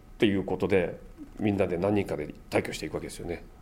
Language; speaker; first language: Japanese; native; Japanese